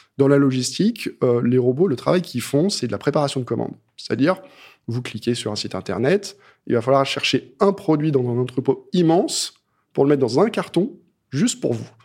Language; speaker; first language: French; native; French